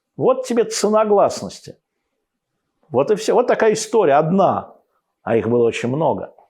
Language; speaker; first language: Russian; native; Russian